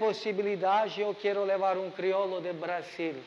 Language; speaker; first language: Portuguese; non-native, learner; Italian